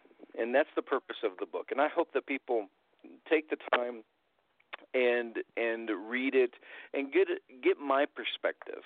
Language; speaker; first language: English; native; English